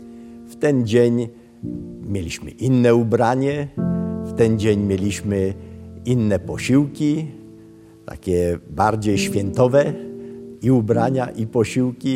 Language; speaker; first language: Polish; early bilingual, other home language; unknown